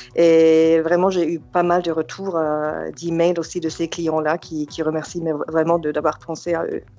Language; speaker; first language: French; non-native, fluent; German